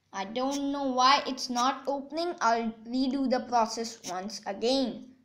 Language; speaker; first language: English; non-native, local second language; Hindi